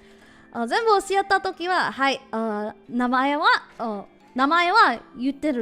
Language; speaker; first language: Japanese; non-native, learner; English